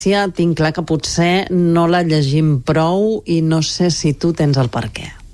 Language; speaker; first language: Catalan; native; Catalan